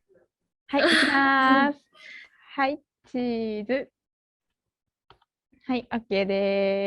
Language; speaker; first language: Japanese; native; Japanese